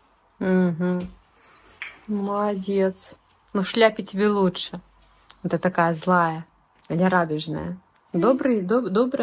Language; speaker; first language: Russian; native; Russian